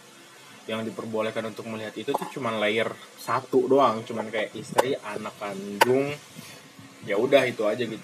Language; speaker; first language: Indonesian; native; Indonesian